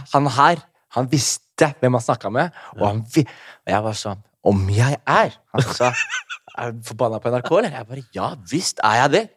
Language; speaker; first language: Norwegian; early bilingual, other home language; Somali